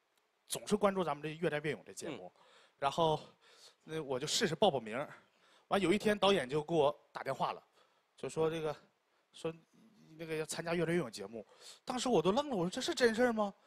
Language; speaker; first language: Chinese; native; Chinese